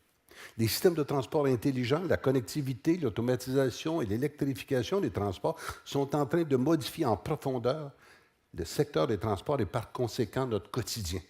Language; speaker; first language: French; native; French